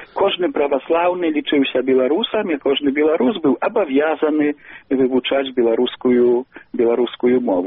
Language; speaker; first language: Belarusian; non-native, local second language; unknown